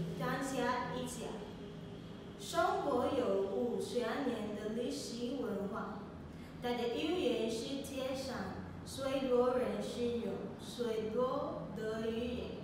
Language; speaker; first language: Chinese; non-native, learner; Spanish